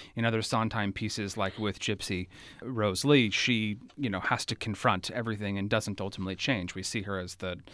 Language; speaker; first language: English; native; English